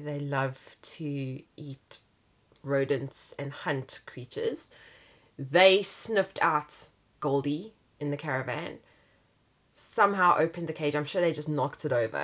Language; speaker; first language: English; native; English